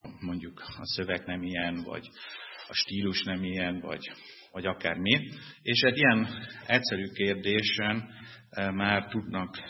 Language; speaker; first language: Hungarian; non-native, fluent; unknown